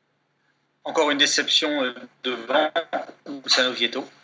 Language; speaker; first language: French; native; French